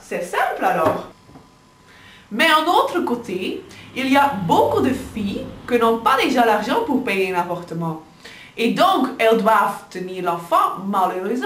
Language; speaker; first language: French; non-native, learner; Dutch